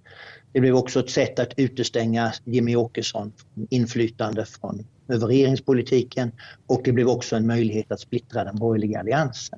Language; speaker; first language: Swedish; native; Swedish